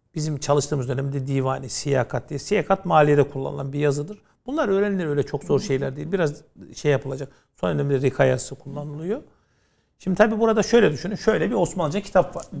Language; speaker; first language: Turkish; native; Turkish